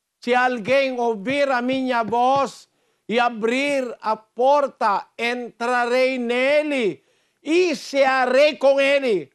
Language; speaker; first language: Portuguese; non-native, fluent; Filipino